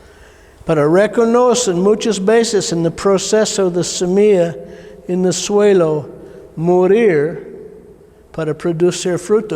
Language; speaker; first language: Spanish; non-native, learner; English